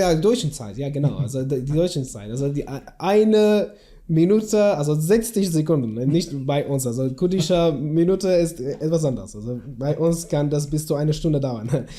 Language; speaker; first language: German; non-native, learner; Kurdish